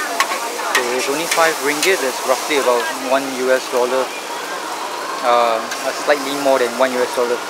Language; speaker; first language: English; non-native, local second language; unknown